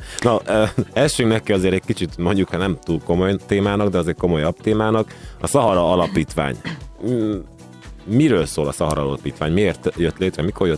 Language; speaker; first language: Hungarian; native; Hungarian